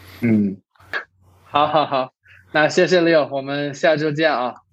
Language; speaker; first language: Chinese; non-native, fluent; English